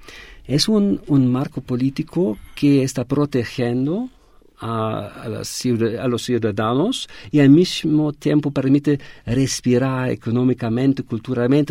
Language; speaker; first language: Spanish; non-native, fluent; German